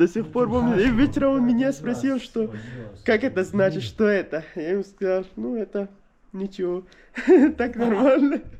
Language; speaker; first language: Russian; non-native, learner; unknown